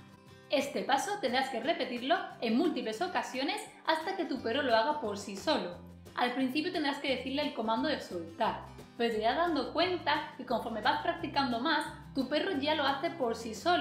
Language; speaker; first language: Spanish; native; Spanish